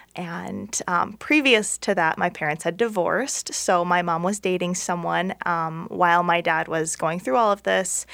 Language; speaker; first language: English; native; English